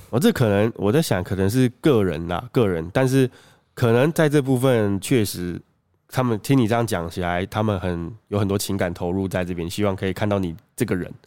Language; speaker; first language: Chinese; native; Chinese